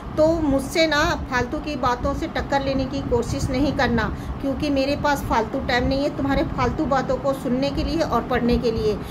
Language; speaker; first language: Hindi; native; Hindi